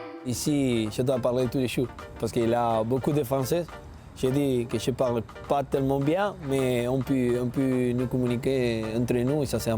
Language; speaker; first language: French; non-native, learner; Spanish